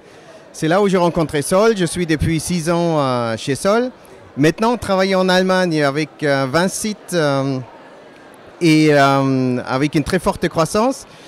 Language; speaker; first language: French; non-native, fluent; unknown